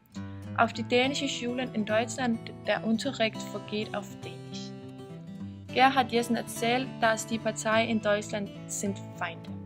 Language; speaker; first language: German; non-native, learner; Danish